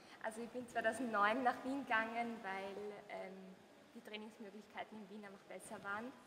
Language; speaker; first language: German; native; German